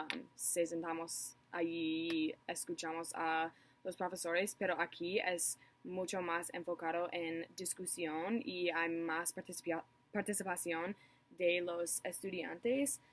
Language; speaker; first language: Spanish; non-native, learner; English